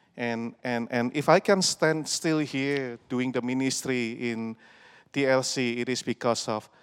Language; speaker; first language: English; non-native, fluent; Indonesian